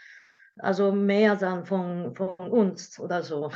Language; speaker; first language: German; non-native, learner; Japanese